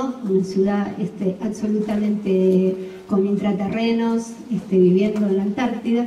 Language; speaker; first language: Spanish; native; Spanish